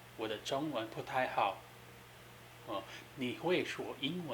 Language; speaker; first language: Chinese; non-native, fluent; Filipino